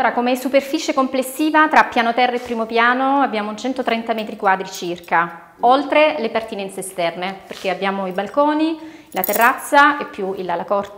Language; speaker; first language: Italian; native; Italian